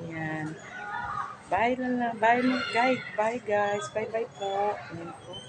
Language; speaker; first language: Filipino; non-native, local second language; Cebuano